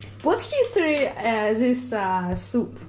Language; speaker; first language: English; non-native, learner; Russian